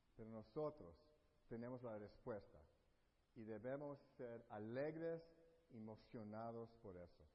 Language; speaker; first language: Spanish; early bilingual, heritage; Spanish